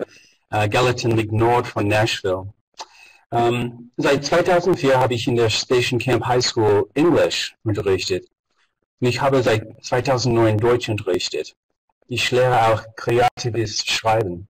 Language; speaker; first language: German; non-native, fluent; English